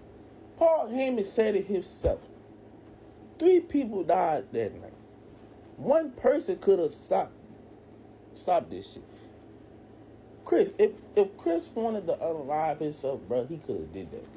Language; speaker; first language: English; native; English